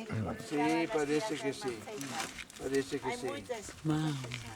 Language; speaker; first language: Portuguese; non-native, fluent; Spanish